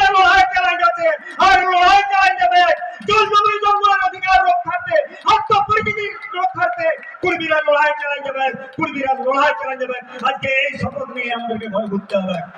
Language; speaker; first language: Bangla; native; Bangla